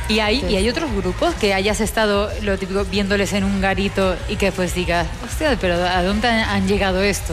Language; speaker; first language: Spanish; native; Spanish